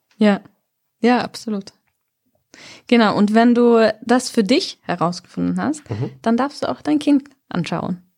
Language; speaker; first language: German; non-native, fluent; Swedish